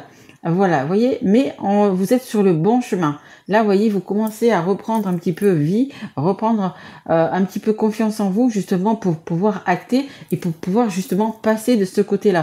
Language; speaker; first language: French; native; French